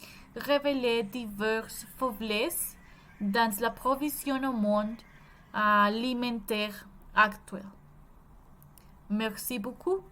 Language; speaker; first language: French; non-native, learner; Spanish